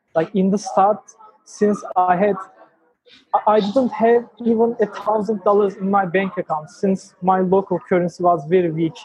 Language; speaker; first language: English; non-native, fluent; Turkish